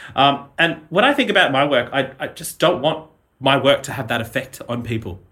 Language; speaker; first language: English; native; English